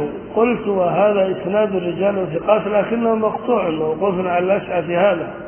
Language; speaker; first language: Arabic; native; Arabic